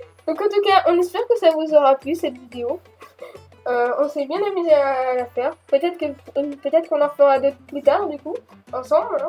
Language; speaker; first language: French; native; French